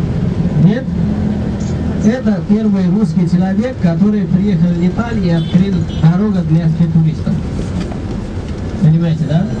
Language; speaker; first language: Russian; non-native, learner; Nepali